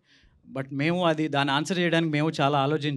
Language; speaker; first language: Telugu; native; Telugu